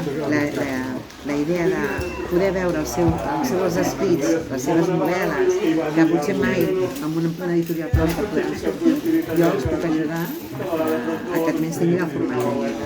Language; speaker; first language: Catalan; native; Catalan